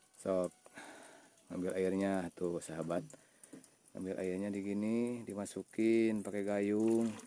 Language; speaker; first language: Indonesian; non-native, local second language; Sundanese